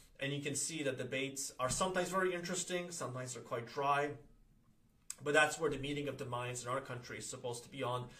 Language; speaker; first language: English; early bilingual, other home language; Polish